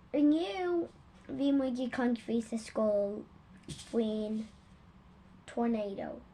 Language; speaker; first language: Irish; non-native, local second language; English